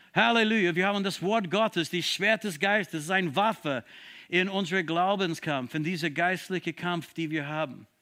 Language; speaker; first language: German; non-native, fluent; English